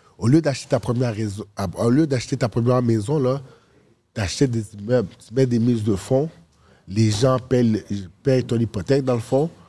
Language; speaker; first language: French; early bilingual, other home language; Haitian Creole